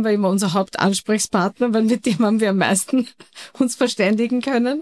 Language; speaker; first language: German; native; German